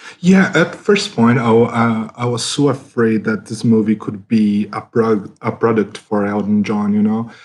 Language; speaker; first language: English; non-native, fluent; Portuguese